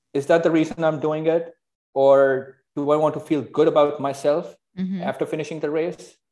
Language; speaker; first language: English; non-native, local second language; Hindi